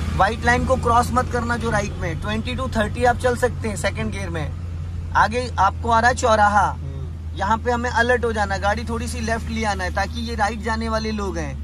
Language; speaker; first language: Hindi; native; Hindi